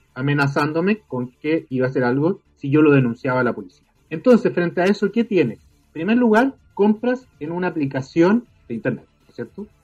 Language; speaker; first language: Spanish; native; Spanish